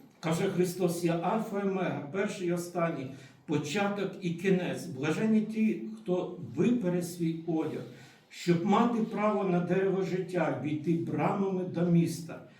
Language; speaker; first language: Ukrainian; non-native, local second language; Russian